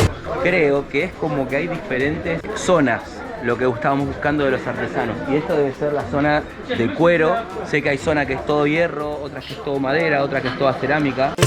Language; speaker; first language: Spanish; native; Spanish